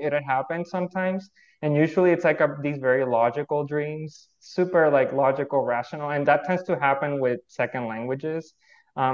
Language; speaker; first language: English; non-native, fluent; Spanish